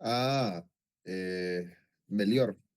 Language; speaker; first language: Portuguese; non-native, learner; Spanish